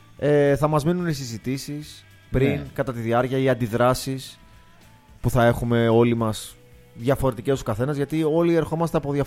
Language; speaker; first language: Greek; native; Greek